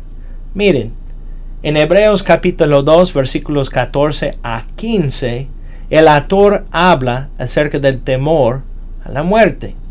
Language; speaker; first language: Spanish; non-native, fluent; English